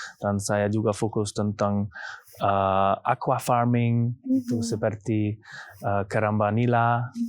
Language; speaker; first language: Indonesian; non-native, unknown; German